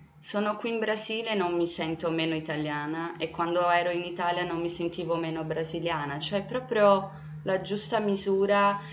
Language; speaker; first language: Italian; early bilingual, other home language; Portuguese